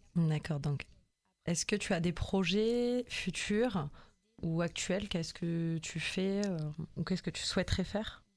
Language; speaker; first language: French; native; French